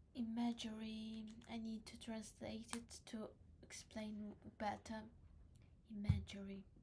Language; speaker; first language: English; non-native, learner; Crimean Tatar